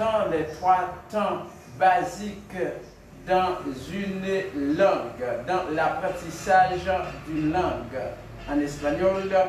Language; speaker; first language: French; non-native, local second language; Haitian Creole